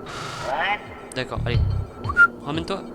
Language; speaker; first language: French; native; French